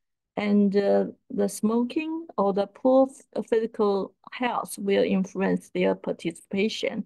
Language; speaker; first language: English; non-native, fluent; Chinese